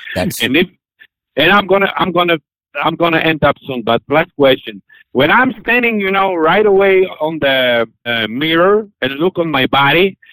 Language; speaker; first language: English; non-native, learner; Polish